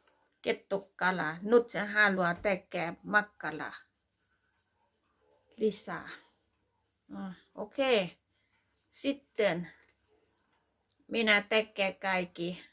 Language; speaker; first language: Finnish; non-native, learner; Thai